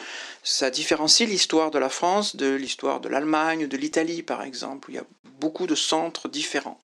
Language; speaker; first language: French; native; French